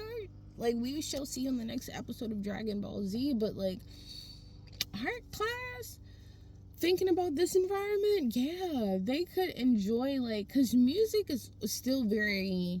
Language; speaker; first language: English; native; English